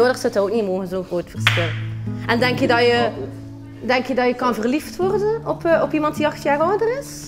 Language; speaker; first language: Dutch; native; Dutch